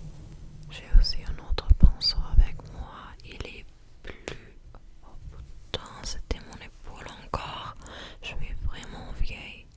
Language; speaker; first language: French; non-native, fluent; English